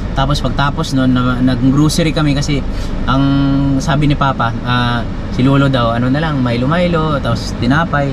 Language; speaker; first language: Filipino; non-native, local second language; Cebuano